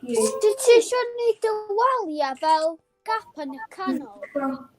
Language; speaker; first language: Welsh; non-native, local second language; English